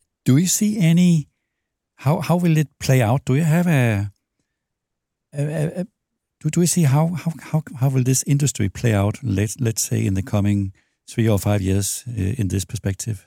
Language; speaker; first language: English; non-native, fluent; Danish